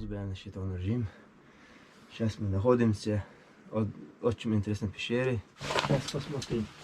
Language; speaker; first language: Russian; non-native, local second language; Chechen